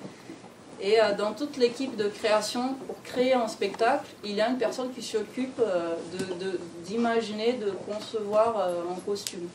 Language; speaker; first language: French; non-native, fluent; Portuguese